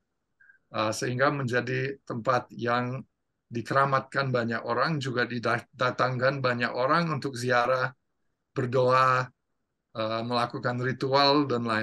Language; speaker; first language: Indonesian; non-native, fluent; English